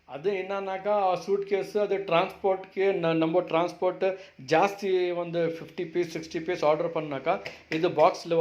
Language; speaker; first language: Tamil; non-native, local second language; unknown